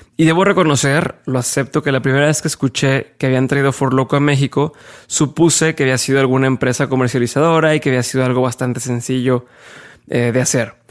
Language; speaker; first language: Spanish; native; Spanish